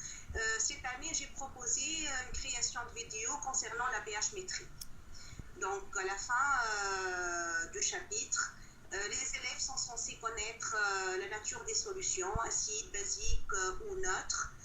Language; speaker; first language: French; non-native, local second language; Arabic